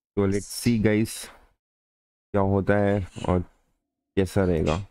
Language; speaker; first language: Hindi; native; Hindi